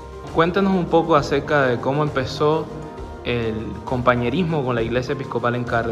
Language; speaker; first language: Spanish; native; Spanish